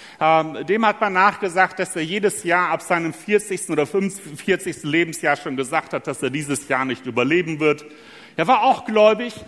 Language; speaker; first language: German; early bilingual, other home language; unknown